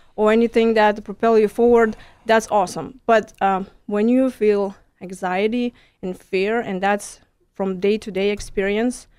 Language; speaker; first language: English; non-native, fluent; Lithuanian